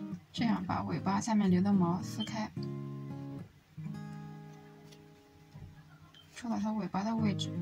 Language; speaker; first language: Chinese; native; Chinese